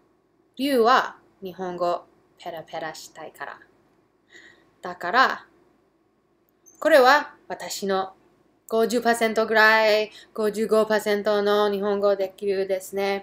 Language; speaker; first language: Japanese; early bilingual, heritage; English